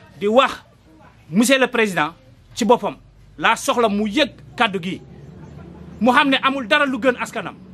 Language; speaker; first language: Wolof; non-native, local second language; Jola-Fonyi